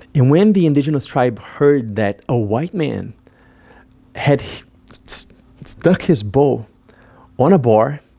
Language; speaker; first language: English; non-native, fluent; Portuguese